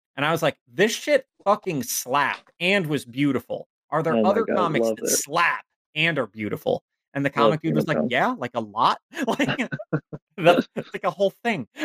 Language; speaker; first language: English; native; English